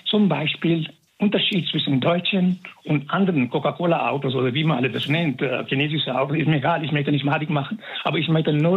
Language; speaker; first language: German; non-native, fluent; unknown